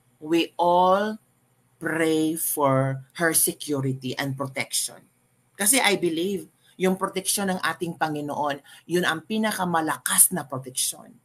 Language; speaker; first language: Filipino; non-native, local second language; Cebuano